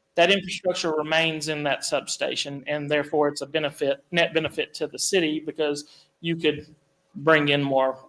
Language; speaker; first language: English; native; English